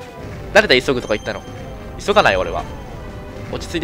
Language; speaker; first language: Japanese; native; Japanese